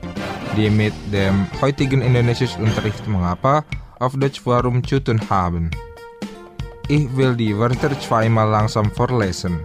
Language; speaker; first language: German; non-native, fluent; Indonesian